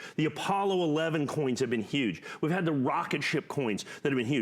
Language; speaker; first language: English; native; English